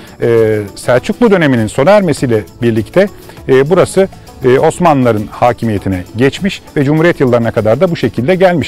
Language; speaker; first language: Turkish; native; Turkish